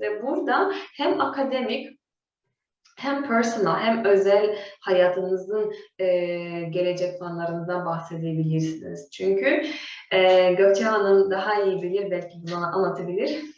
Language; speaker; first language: Turkish; non-native, fluent; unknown